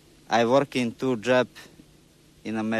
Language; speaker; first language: English; non-native, local second language; Croatian